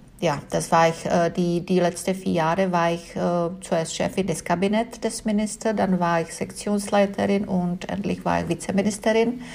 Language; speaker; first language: German; non-native, fluent; Czech